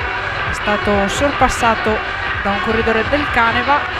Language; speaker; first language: Italian; native; Italian